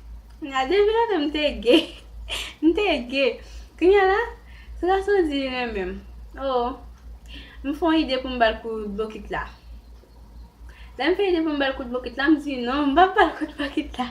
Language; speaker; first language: French; non-native, learner; Haitian Creole